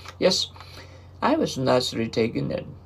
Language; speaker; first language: English; non-native, fluent; Japanese